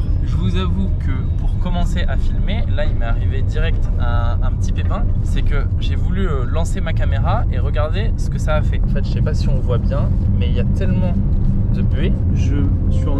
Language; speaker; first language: French; native; French